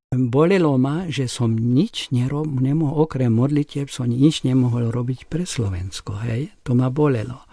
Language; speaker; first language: Slovak; non-native, local second language; Hungarian